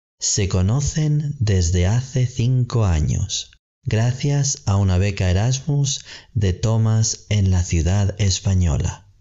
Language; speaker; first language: Spanish; native; Spanish